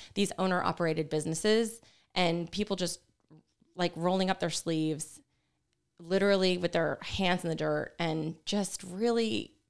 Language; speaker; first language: English; early bilingual, other home language; Italian